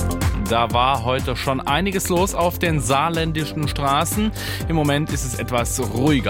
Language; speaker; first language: German; native; German